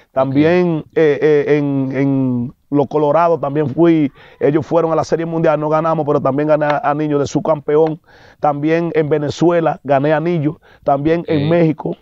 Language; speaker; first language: Spanish; native; Spanish